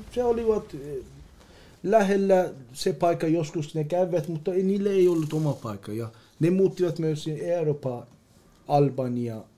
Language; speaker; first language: Finnish; non-native, learner; Persian